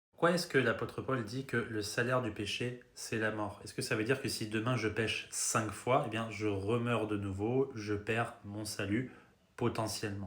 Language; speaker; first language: French; native; French